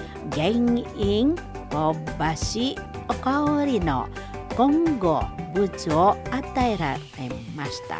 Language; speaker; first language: Japanese; non-native, fluent; Indonesian